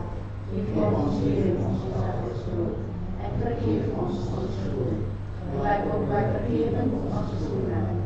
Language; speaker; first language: Dutch; non-native, fluent; Indonesian